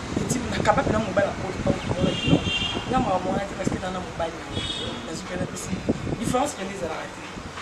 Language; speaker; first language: Lingala; native; Lingala